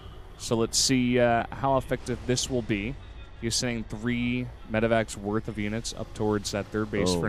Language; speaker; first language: English; native; English